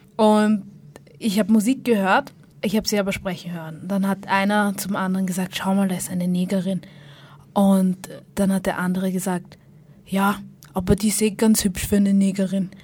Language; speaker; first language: German; early bilingual, other home language; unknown